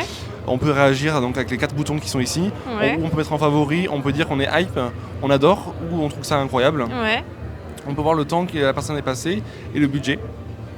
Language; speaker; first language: French; native; French